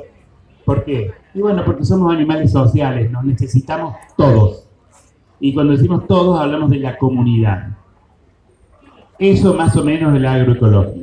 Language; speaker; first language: Spanish; native; Spanish